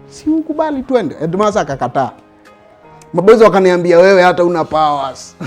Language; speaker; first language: Swahili; native; Swahili